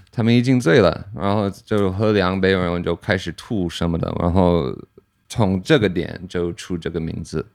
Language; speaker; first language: Chinese; non-native, fluent; English